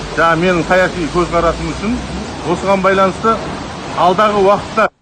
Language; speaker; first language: Kazakh; native; Kazakh